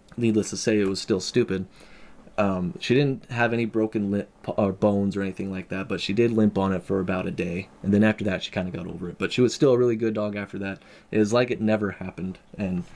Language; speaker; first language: English; native; English